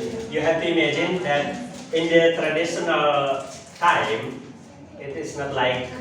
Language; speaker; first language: English; non-native, learner; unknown